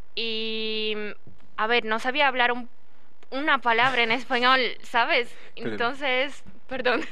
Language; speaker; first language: Spanish; non-native, learner; Portuguese